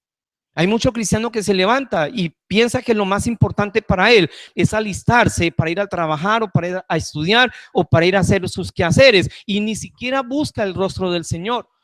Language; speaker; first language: Spanish; native; Spanish